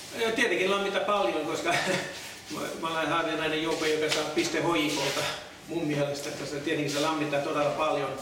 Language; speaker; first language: Finnish; non-native, fluent; English